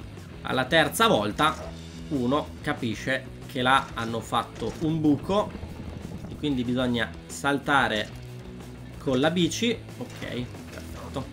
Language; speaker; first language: Italian; native; Italian